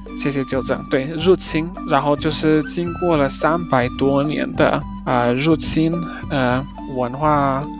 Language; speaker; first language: Chinese; non-native, fluent; Spanish